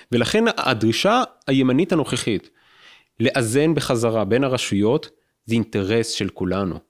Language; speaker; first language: Hebrew; native; Hebrew